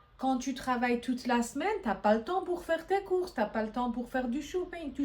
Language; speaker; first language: French; non-native, fluent; Persian